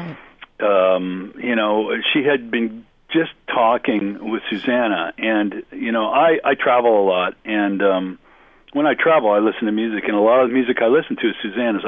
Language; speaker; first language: English; native; English